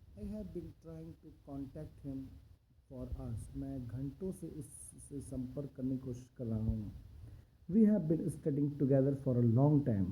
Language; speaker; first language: Hindi; native; Hindi